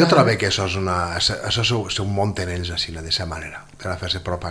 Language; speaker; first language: Catalan; native; Catalan